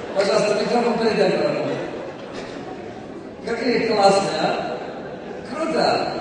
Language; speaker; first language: Russian; non-native, local second language; Tajik